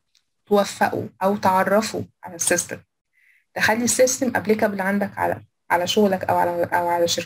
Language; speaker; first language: Arabic; native; Arabic